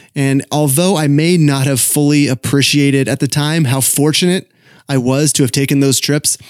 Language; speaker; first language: English; native; English